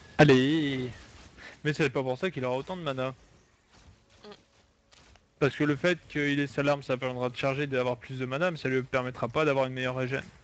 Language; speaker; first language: French; native; French